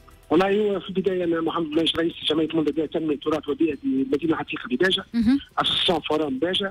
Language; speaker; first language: Arabic; native; Arabic